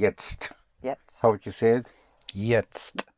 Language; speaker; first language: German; non-native, fluent; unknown